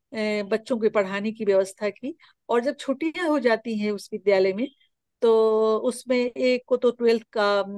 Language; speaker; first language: Hindi; native; Hindi